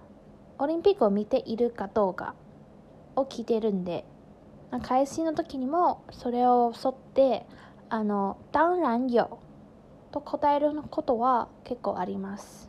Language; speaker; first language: Japanese; non-native, fluent; Chinese